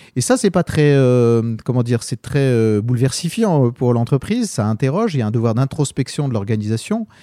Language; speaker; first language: French; native; French